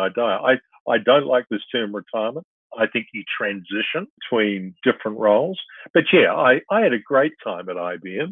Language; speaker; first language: English; native; English